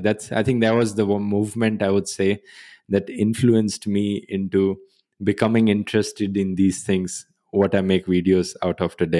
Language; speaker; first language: English; non-native, local second language; Hindi